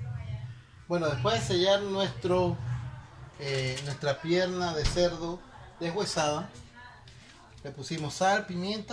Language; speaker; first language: Spanish; native; Spanish